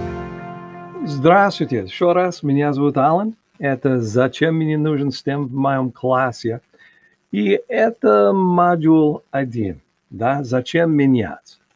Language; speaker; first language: Russian; non-native, learner; English